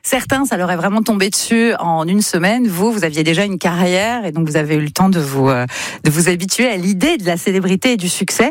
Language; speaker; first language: French; native; French